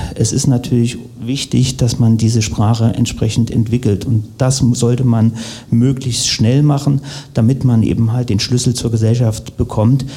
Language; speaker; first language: German; native; German